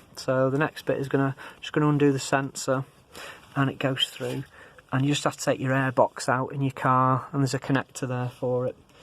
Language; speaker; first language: English; native; English